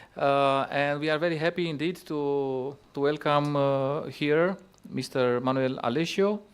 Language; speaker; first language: English; non-native, fluent; Romanian